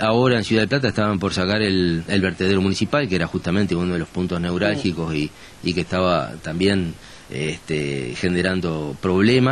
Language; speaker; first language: Spanish; native; Spanish